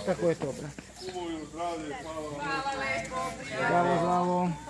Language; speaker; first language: Serbian; native; Serbian